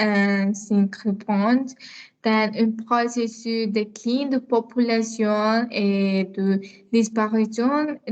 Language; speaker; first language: French; non-native, learner; Spanish